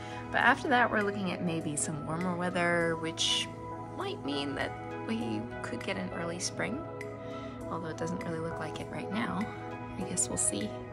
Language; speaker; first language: English; native; English